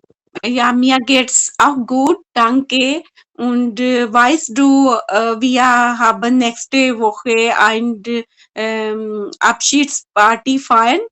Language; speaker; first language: German; non-native, learner; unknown